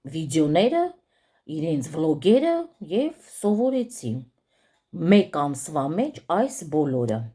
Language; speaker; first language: Armenian; early bilingual, heritage; Armenian